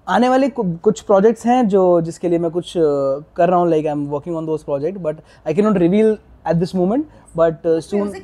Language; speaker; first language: Hindi; native; Hindi